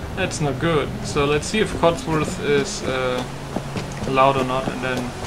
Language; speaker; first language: English; non-native, fluent; German